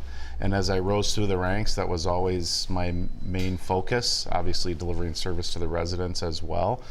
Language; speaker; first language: English; native; English